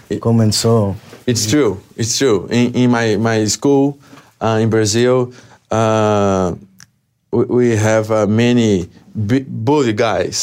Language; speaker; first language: English; non-native, learner; Portuguese